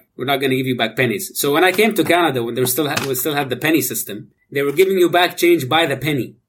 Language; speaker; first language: English; non-native, fluent; Arabic